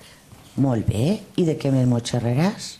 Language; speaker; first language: Catalan; native; Catalan